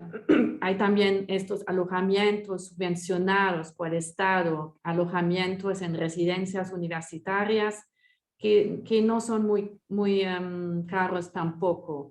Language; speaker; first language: Spanish; non-native, fluent; French